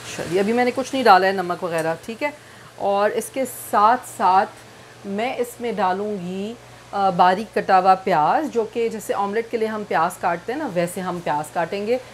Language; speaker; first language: Urdu; native; Urdu